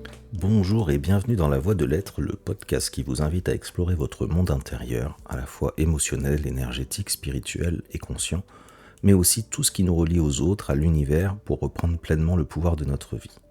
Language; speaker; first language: French; native; French